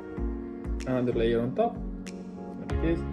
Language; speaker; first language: English; non-native, fluent; Italian